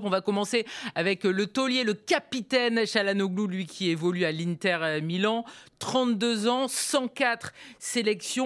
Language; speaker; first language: French; native; French